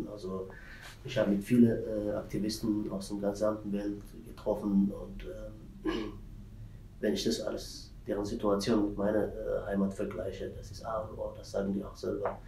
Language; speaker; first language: German; non-native, fluent; Tigrinya